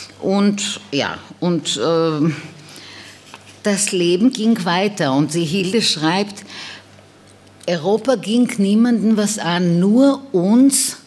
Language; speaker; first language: German; non-native, fluent; Hebrew